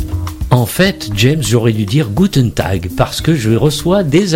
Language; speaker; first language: French; native; French